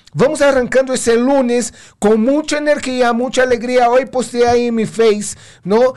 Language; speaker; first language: Spanish; non-native, fluent; Portuguese